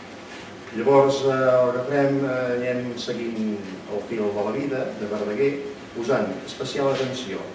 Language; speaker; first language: Catalan; native; Catalan